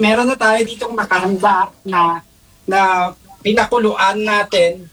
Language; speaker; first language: Filipino; native; Filipino